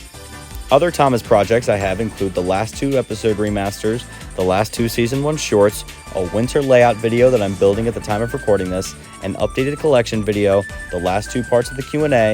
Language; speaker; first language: English; native; English